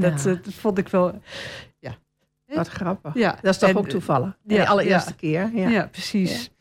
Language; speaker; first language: Dutch; native; Dutch